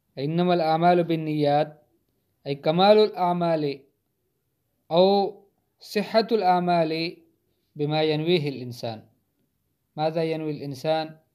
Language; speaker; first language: Arabic; non-native, fluent; Hindi